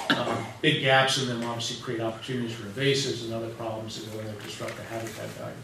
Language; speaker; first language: English; native; English